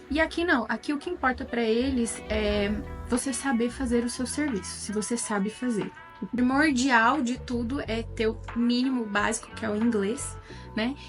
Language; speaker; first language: Portuguese; native; Portuguese